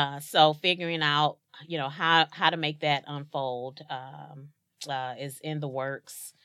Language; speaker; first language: English; native; English